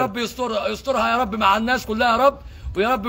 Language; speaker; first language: Arabic; native; Arabic